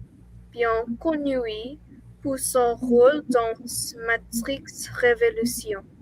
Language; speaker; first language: French; non-native, learner; English